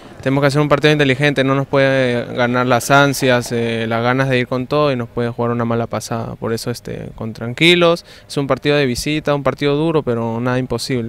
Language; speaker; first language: Spanish; native; Spanish